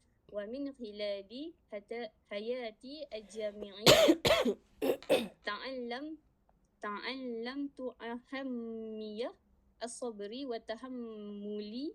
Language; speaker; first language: Arabic; non-native, learner; Malay